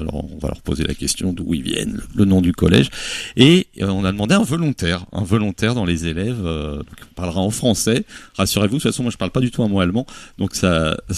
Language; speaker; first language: French; native; French